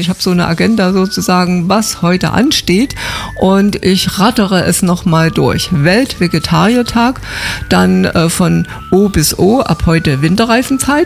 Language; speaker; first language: German; native; German